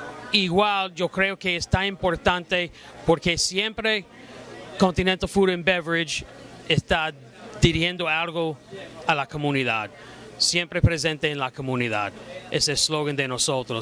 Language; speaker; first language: Spanish; non-native, fluent; English